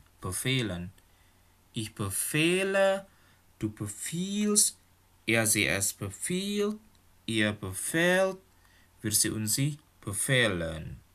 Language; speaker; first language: German; non-native, fluent; Indonesian